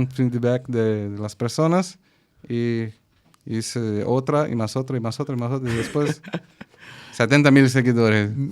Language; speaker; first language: Spanish; non-native, fluent; Portuguese